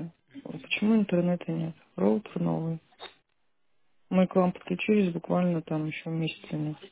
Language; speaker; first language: Russian; native; Russian